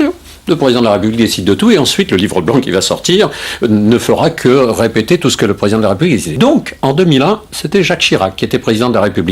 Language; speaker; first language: French; native; French